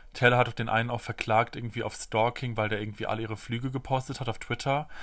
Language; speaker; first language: German; native; German